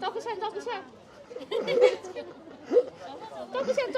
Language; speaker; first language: Chinese; native; Chinese